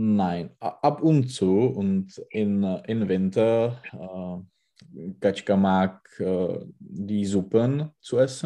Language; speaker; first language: German; non-native, learner; Czech